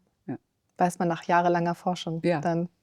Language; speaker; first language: German; native; German